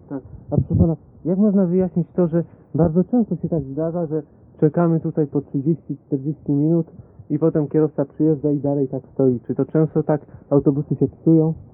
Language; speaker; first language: Polish; native; Polish